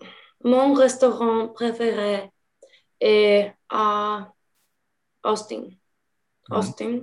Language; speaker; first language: French; non-native, learner; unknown